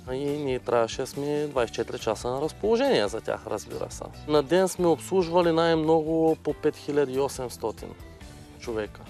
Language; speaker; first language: Bulgarian; native; Bulgarian